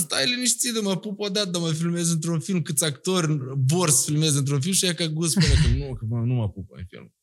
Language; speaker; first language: Romanian; native; Romanian